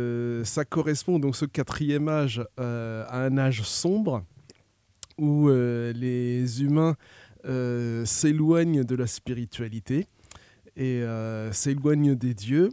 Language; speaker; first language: French; native; French